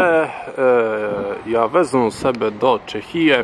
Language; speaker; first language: Polish; non-native, learner; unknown